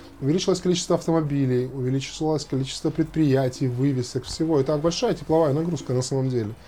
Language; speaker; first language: Russian; native; Russian